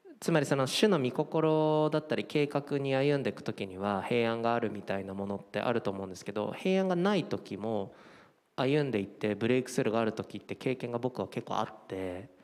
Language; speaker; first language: Japanese; native; Japanese